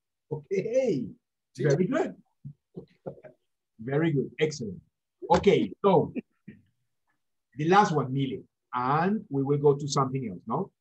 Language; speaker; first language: English; non-native, fluent; Spanish